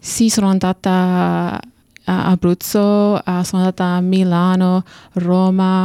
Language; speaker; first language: Italian; non-native, fluent; English